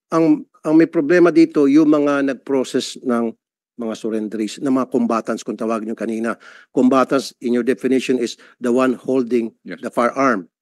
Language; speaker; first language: Filipino; native; Filipino